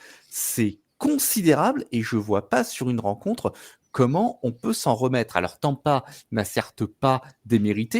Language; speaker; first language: French; native; French